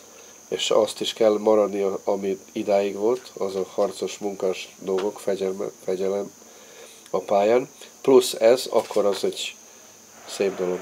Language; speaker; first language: Hungarian; non-native, fluent; Serbian